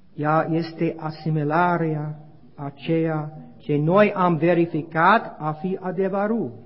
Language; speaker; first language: Romanian; non-native, learner; English